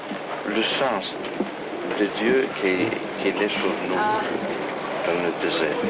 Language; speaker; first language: French; non-native, fluent; Italian